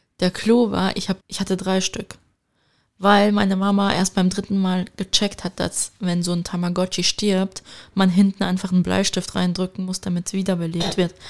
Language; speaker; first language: German; early bilingual, other home language; Turkish